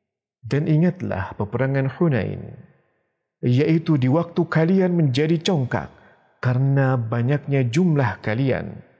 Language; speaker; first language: Indonesian; native; Indonesian